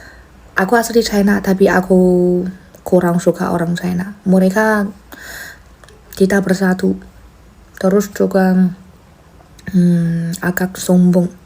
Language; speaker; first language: Indonesian; non-native, fluent; Chinese